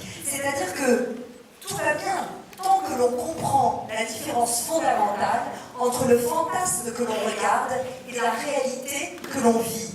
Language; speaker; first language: French; native; French